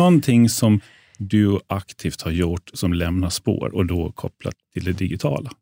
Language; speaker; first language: Swedish; native; Swedish